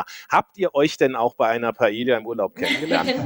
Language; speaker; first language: German; native; German